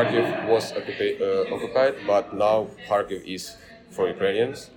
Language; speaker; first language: English; non-native, learner; Ukrainian